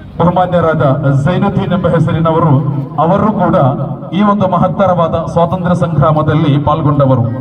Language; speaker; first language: Kannada; non-native, local second language; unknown